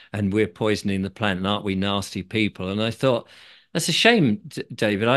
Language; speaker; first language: English; native; English